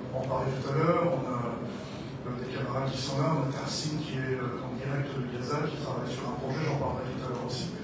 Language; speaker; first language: French; native; French